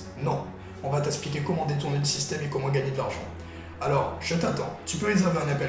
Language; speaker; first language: French; native; French